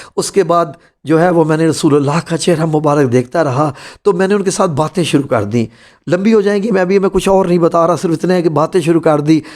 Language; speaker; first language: Urdu; non-native, local second language; Punjabi